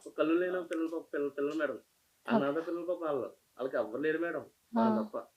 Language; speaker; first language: Telugu; non-native, local second language; Urdu